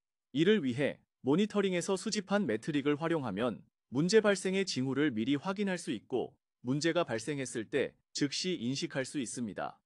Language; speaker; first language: Korean; native; Korean